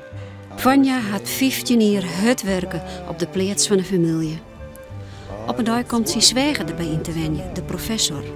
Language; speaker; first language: Dutch; non-native, local second language; Western Frisian